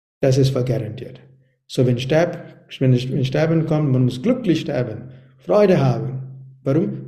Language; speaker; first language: German; non-native, learner; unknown